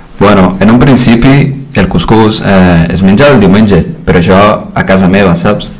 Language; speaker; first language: Catalan; early bilingual, other home language; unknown